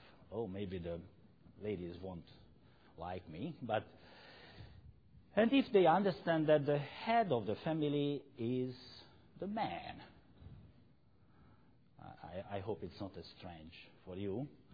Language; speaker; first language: English; non-native, fluent; Hungarian